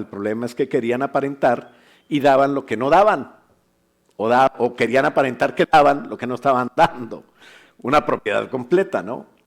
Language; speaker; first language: Spanish; native; Spanish